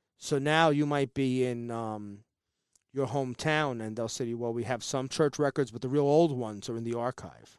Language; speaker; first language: English; native; English